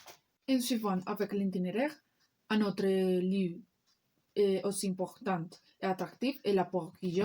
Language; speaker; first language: French; non-native, learner; Spanish